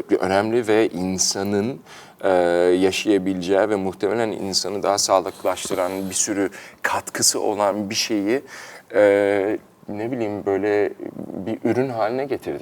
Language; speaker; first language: Turkish; early bilingual, heritage; Turkish